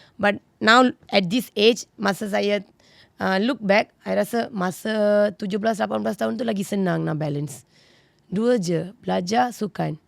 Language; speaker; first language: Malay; non-native, local second language; Tamil